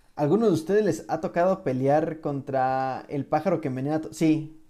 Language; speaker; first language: Spanish; native; Spanish